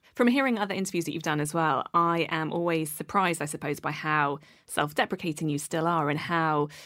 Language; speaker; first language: English; native; English